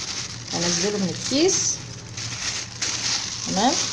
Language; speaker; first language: Arabic; native; Arabic